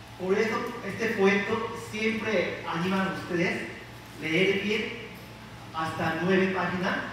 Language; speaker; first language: Spanish; non-native, learner; Korean